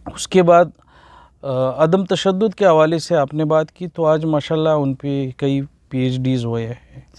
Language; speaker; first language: Urdu; non-native, local second language; Pashto